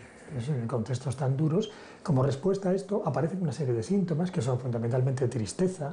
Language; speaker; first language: Spanish; native; Spanish